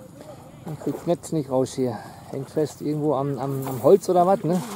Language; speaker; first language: German; native; German